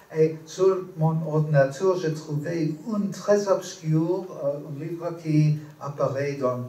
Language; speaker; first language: French; non-native, learner; English